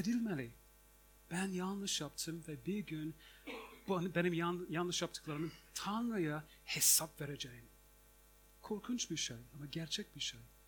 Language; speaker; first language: Turkish; non-native, fluent; English